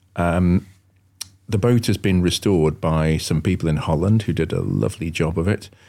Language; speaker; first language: English; native; English